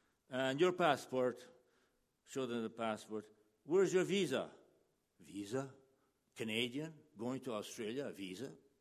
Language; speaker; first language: English; early bilingual, other home language; Ukrainian